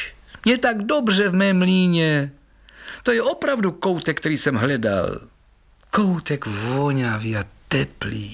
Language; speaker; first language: Czech; native; Czech